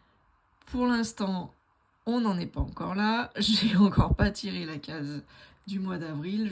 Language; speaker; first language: French; native; French